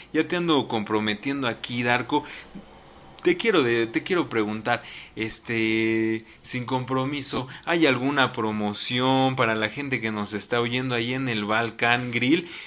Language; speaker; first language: Spanish; native; Spanish